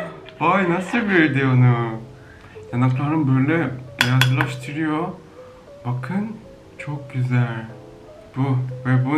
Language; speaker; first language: Turkish; non-native, learner; Korean